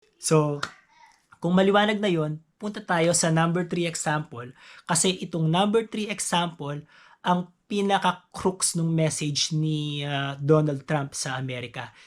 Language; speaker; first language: Filipino; native; Filipino